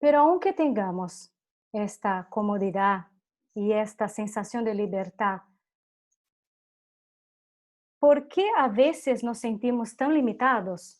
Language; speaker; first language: Spanish; non-native, fluent; Portuguese